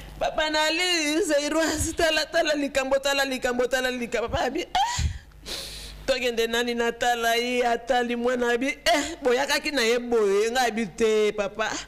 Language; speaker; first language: Lingala; non-native, local second language; Luba-Lulua